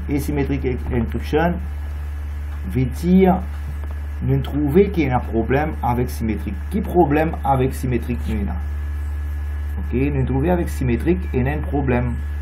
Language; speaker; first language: French; non-native, local second language; Morisyen